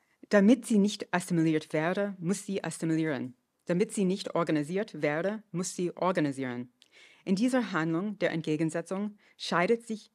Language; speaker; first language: German; non-native, fluent; English